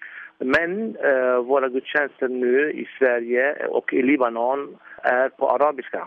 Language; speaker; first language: Swedish; non-native, fluent; Arabic